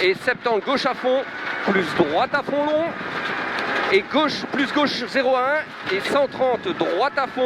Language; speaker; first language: French; native; French